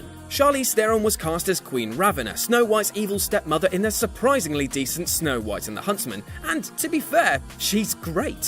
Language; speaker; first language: English; native; English